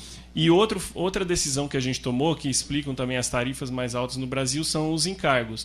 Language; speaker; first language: Portuguese; native; Portuguese